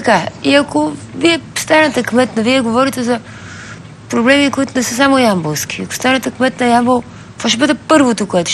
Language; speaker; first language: Bulgarian; native; Bulgarian